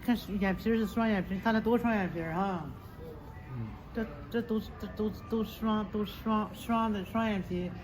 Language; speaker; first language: Chinese; native; Chinese